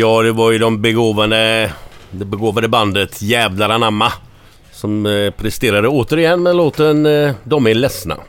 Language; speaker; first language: Swedish; native; Swedish